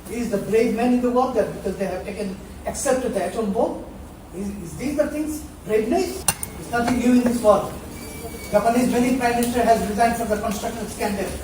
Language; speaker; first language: English; non-native, fluent; Bangla